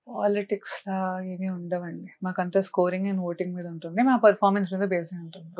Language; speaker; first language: Telugu; native; Telugu